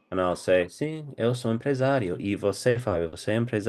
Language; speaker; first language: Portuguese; non-native, learner; English